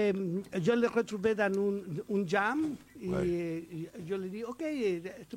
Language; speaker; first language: French; non-native, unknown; Spanish